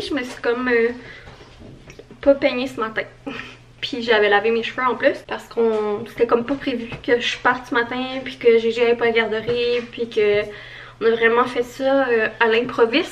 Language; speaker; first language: French; native; French